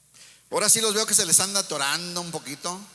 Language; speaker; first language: Spanish; native; Spanish